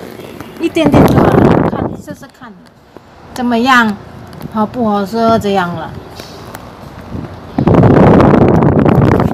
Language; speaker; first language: Chinese; non-native, learner; Indonesian